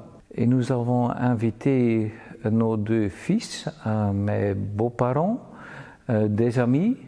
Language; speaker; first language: French; non-native, fluent; Dutch